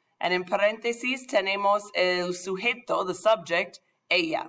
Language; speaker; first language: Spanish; non-native, fluent; English